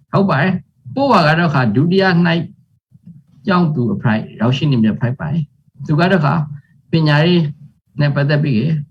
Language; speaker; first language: Burmese; native; Burmese